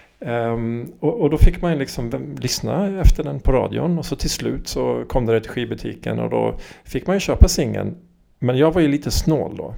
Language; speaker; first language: Swedish; native; Swedish